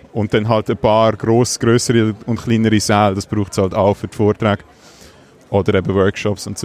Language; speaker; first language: German; native; German